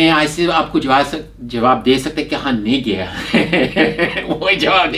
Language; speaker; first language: Hindi; non-native, fluent; English